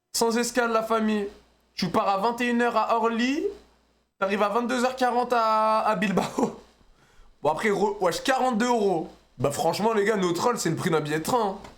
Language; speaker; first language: French; native; French